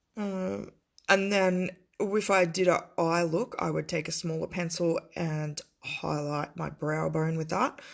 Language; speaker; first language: English; native; English